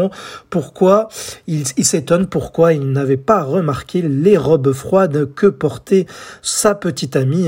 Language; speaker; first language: French; native; French